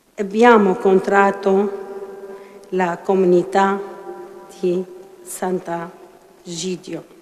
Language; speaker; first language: Italian; non-native, learner; Arabic